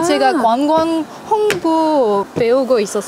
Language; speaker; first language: Korean; non-native, learner; French